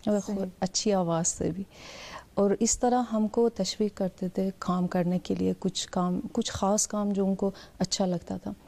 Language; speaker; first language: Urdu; non-native, fluent; Persian